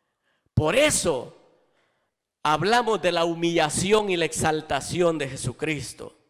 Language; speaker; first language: Spanish; native; Spanish